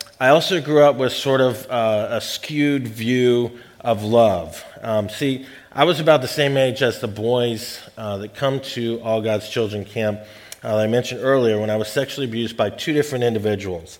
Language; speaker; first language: English; native; English